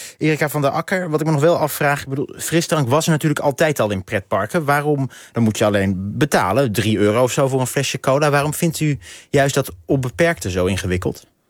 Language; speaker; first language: Dutch; native; Dutch